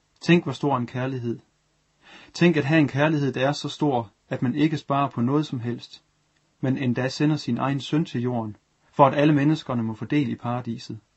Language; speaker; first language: Danish; native; Danish